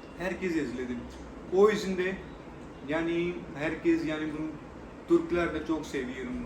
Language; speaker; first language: Turkish; non-native, learner; Urdu